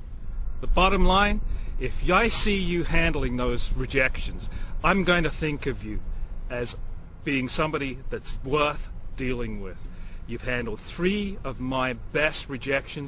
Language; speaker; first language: English; native; English